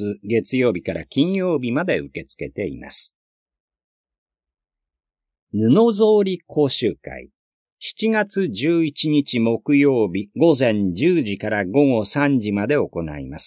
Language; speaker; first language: Japanese; native; Japanese